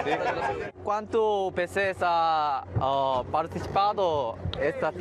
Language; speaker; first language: Spanish; non-native, learner; Korean